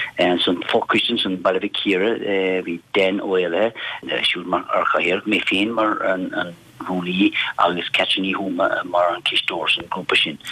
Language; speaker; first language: Irish; native; Irish